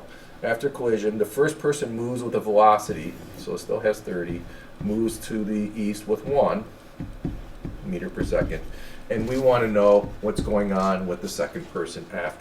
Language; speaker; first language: English; native; English